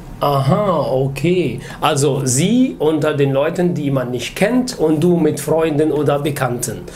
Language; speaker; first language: German; non-native, fluent; Arabic